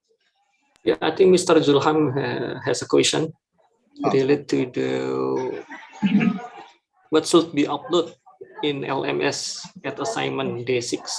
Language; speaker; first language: English; non-native, fluent; Indonesian